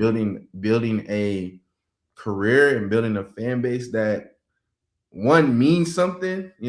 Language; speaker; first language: English; native; English